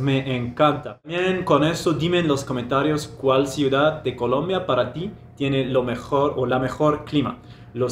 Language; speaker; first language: Spanish; non-native, fluent; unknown